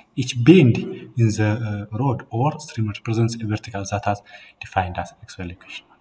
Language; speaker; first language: English; non-native, local second language; Amharic